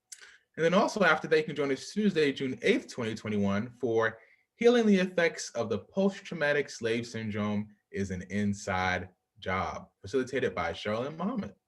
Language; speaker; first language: English; native; English